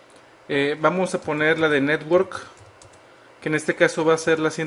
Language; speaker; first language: Spanish; native; Spanish